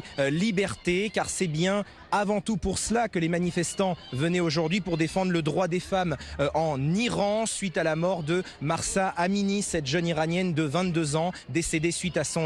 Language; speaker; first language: French; native; French